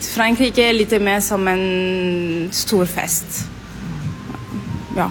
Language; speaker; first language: Swedish; non-native, fluent; French